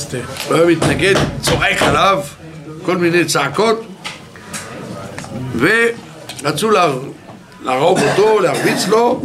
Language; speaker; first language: Hebrew; non-native, fluent; French